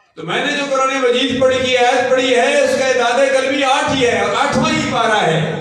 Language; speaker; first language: Urdu; non-native, local second language; Punjabi